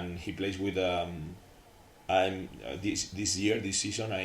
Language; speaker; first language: English; non-native, learner; Spanish